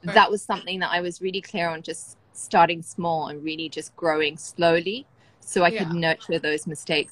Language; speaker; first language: English; native; English